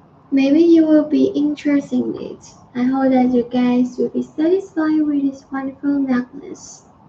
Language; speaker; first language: English; non-native, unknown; Chinese